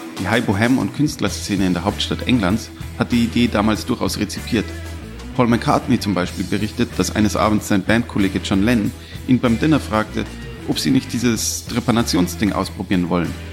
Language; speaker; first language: German; native; German